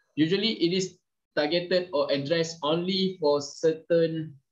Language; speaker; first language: English; non-native, local second language; Malay